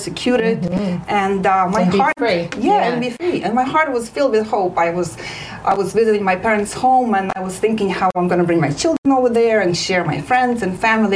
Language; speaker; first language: English; non-native, fluent; Ukrainian